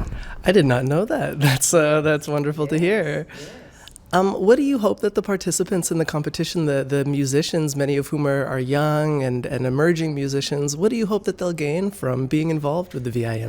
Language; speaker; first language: English; native; English